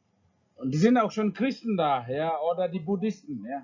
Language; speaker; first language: German; non-native, fluent; Indonesian